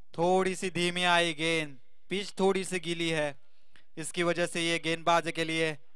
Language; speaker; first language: Hindi; non-native, local second language; Marathi